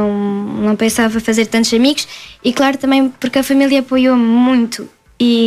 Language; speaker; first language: Portuguese; early bilingual, heritage; French